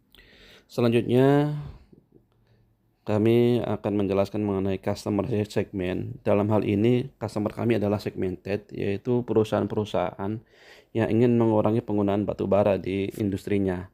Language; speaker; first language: Indonesian; native; Indonesian